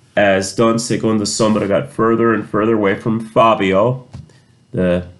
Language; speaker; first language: English; native; English